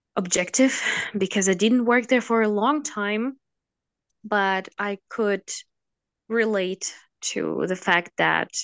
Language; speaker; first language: English; non-native, fluent; Russian